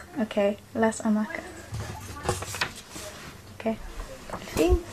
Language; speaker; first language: Spanish; non-native, learner; English